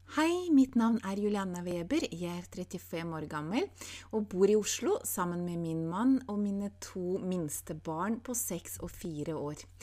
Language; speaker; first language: Norwegian; non-native, fluent; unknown